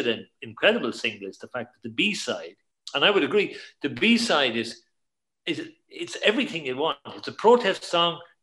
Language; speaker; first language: English; native; English